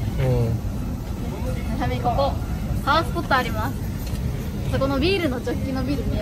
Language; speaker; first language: Japanese; native; Japanese